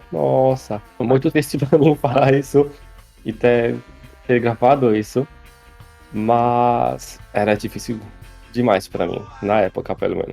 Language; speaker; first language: Portuguese; non-native, fluent; Polish